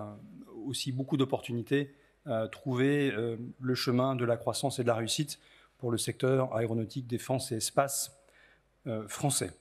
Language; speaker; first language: French; native; French